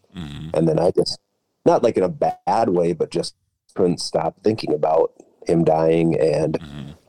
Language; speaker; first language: English; native; English